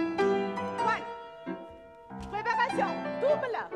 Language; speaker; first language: English; non-native, learner; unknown